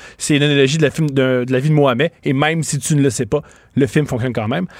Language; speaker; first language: French; native; French